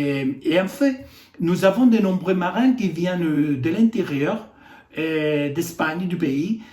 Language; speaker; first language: French; non-native, fluent; Spanish